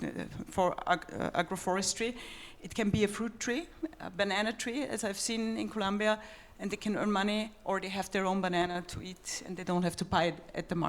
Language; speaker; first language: English; non-native, fluent; German